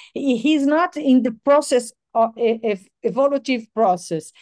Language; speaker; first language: English; non-native, learner; Portuguese